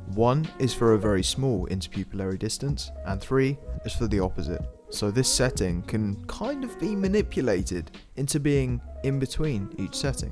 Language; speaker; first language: English; native; English